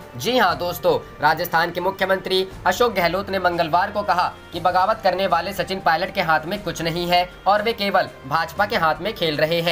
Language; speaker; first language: Hindi; native; Hindi